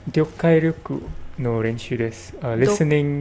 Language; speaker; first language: Japanese; non-native, learner; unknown